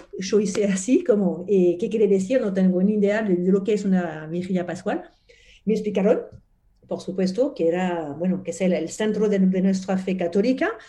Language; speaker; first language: Spanish; non-native, fluent; French